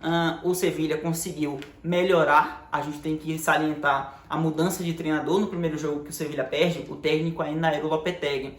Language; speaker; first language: Portuguese; native; Portuguese